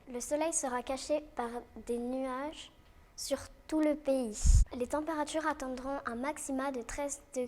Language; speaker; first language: French; native; French